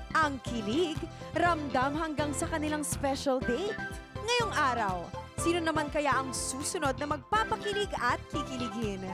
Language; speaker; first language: Filipino; native; Filipino